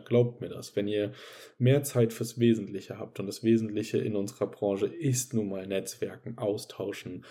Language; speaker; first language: German; native; German